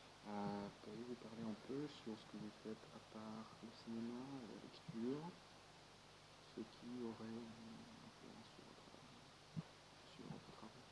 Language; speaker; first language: French; non-native, fluent; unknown